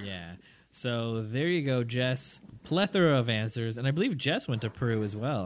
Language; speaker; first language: English; native; English